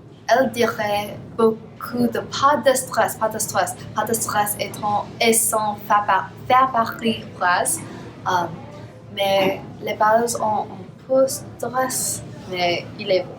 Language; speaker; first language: French; non-native, learner; English